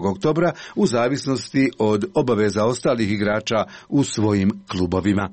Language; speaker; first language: Croatian; native; Croatian